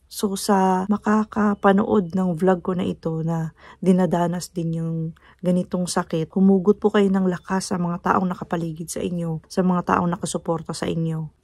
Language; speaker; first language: Filipino; native; Filipino